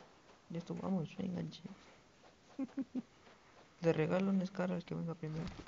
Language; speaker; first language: Spanish; native; Spanish